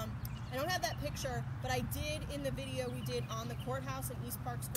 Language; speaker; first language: English; native; English